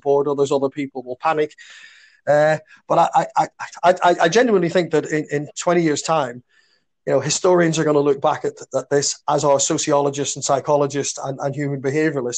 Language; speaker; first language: English; native; English